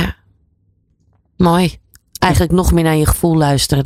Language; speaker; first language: Dutch; native; Dutch